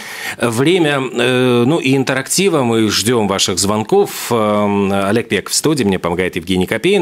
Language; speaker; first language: Russian; native; Russian